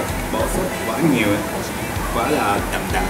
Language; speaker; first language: Vietnamese; non-native, learner; Japanese